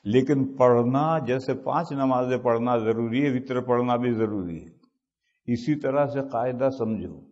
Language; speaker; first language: Urdu; non-native, local second language; Gujarati